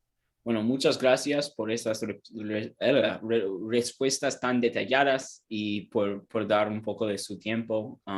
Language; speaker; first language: Spanish; non-native, learner; English